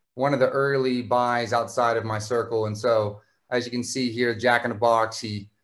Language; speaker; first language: English; native; English